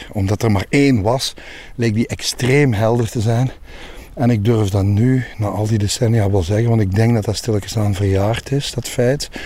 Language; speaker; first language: Dutch; native; Dutch